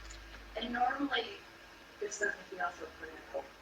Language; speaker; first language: English; native; English